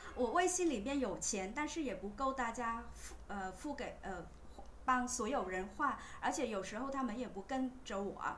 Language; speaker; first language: Chinese; non-native, fluent; Vietnamese